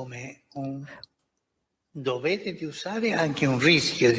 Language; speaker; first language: Italian; non-native, fluent; Spanish